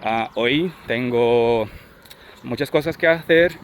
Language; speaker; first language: Spanish; non-native, fluent; Portuguese